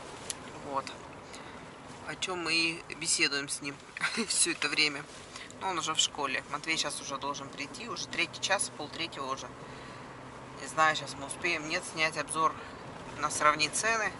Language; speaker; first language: Russian; native; Russian